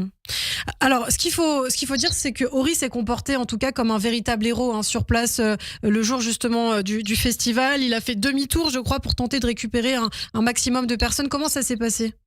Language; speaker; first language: French; native; French